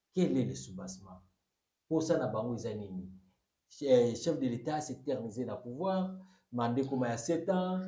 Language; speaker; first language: French; non-native, local second language; Lingala